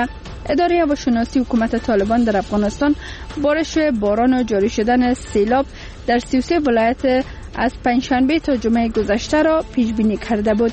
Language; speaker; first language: Persian; native; Persian